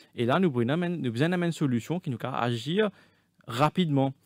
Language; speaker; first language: French; non-native, local second language; Morisyen